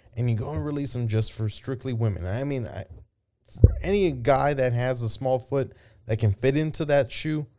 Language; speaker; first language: English; native; English